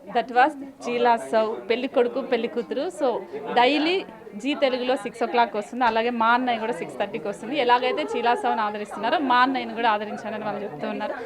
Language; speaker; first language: Telugu; native; Telugu